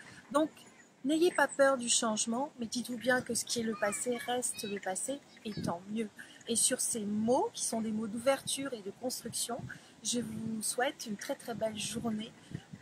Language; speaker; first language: French; native; French